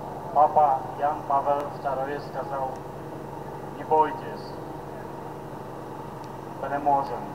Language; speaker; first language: Ukrainian; non-native, learner; Polish